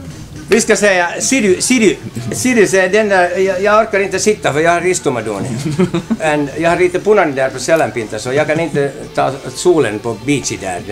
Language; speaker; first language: Swedish; non-native, local second language; Finnish